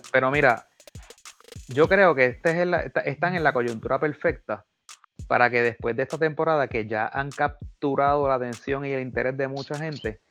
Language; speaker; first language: Spanish; native; Spanish